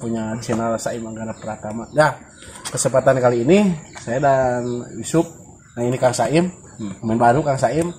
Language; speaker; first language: Indonesian; non-native, local second language; Sundanese